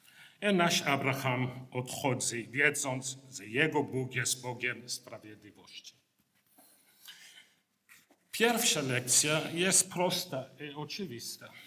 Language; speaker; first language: Polish; non-native, learner; English